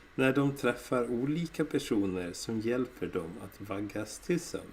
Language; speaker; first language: Swedish; non-native, learner; English